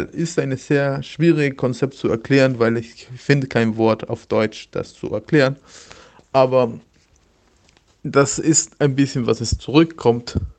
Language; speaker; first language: German; non-native, learner; Spanish